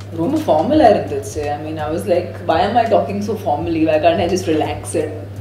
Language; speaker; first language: English; non-native, local second language; Sindhi